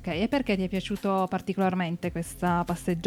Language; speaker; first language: Italian; native; Italian